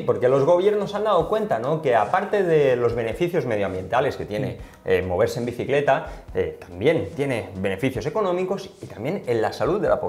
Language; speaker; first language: Spanish; native; Spanish